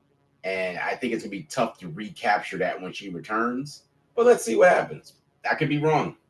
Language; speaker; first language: English; native; English